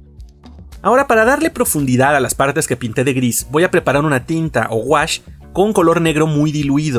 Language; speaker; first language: Spanish; native; Spanish